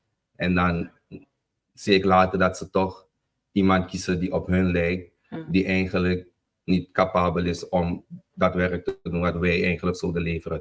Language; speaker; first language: Dutch; native; Dutch